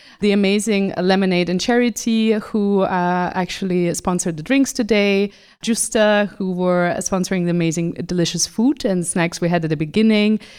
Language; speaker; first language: English; non-native, fluent; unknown